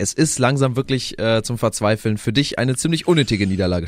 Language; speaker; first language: German; native; German